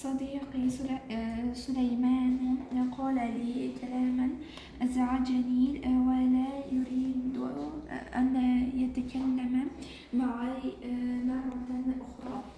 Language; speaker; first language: Arabic; non-native, learner; Uzbek